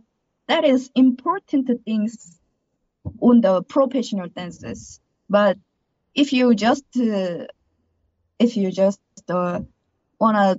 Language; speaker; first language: English; non-native, learner; Korean